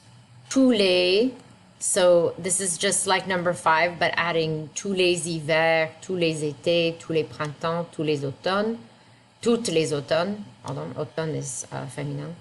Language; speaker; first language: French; non-native, fluent; English